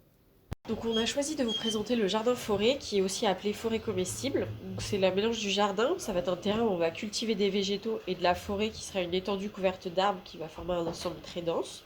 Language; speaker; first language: French; non-native, fluent; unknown